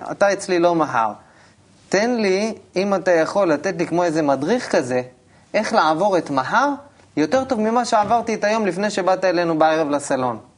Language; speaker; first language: Hebrew; native; Hebrew